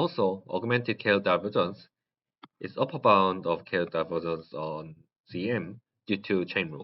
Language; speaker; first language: English; non-native, learner; Korean